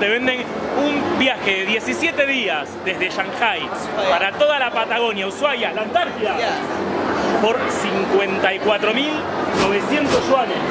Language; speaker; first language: Spanish; native; Spanish